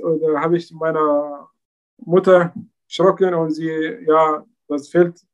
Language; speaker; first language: German; non-native, learner; Arabic